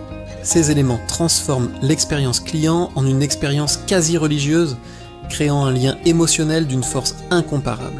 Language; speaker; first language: French; native; French